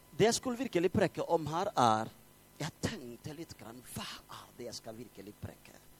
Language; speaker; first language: Norwegian; non-native, fluent; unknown